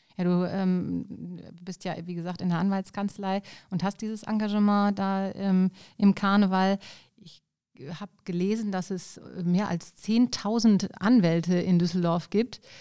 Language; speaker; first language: German; native; German